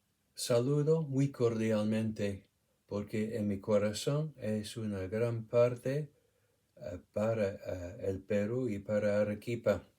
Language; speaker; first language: Spanish; non-native, fluent; English